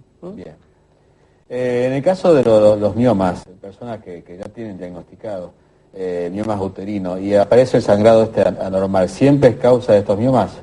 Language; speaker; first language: Spanish; native; Spanish